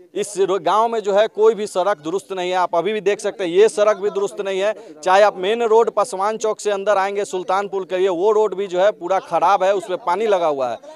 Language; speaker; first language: Hindi; native; Hindi